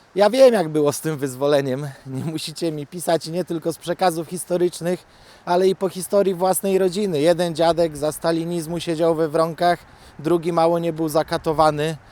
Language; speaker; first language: Polish; native; Polish